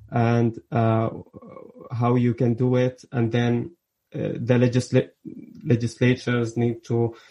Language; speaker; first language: English; early bilingual, other home language; Arabic